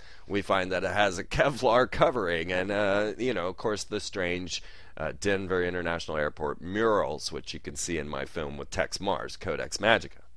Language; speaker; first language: English; native; English